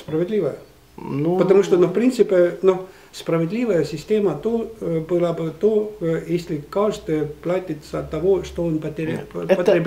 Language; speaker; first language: Russian; non-native, fluent; Estonian